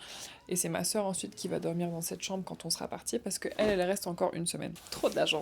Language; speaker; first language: French; native; French